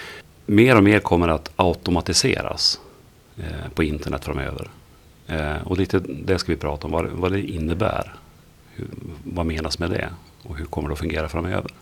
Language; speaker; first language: Swedish; native; Swedish